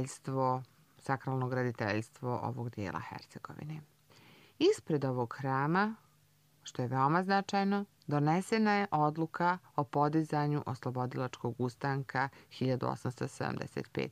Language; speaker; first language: Croatian; native; Croatian